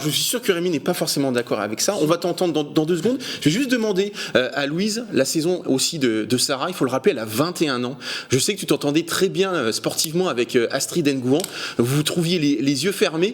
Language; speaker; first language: French; native; French